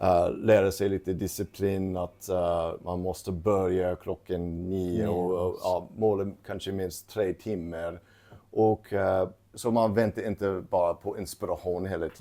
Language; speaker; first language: Swedish; non-native, fluent; English